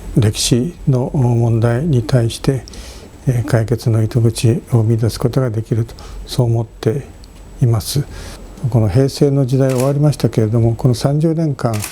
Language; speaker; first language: Japanese; native; Japanese